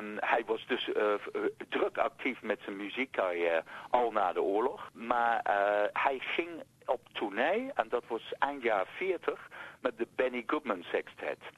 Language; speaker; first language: Dutch; non-native, fluent; English